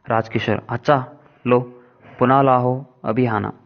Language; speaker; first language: Hindi; non-native, local second language; Kannada